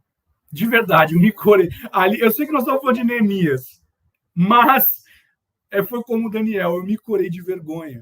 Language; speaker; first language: Portuguese; native; Portuguese